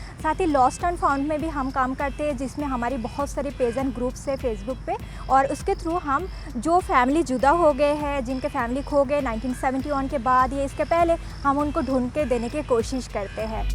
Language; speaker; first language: Hindi; non-native, fluent; Bangla